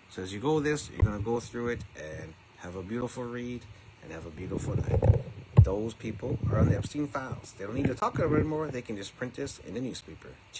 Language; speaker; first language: English; native; English